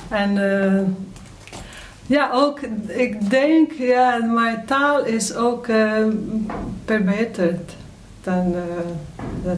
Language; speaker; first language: Dutch; non-native, learner; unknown